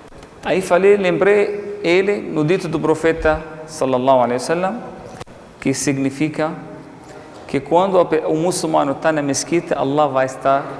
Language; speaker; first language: Portuguese; non-native, fluent; Arabic